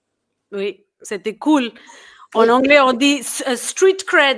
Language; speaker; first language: French; non-native, fluent; English